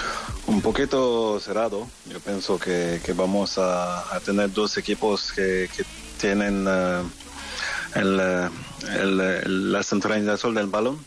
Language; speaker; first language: Spanish; non-native, fluent; French